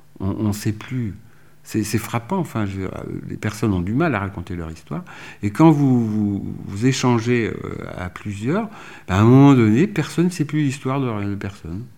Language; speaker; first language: French; native; French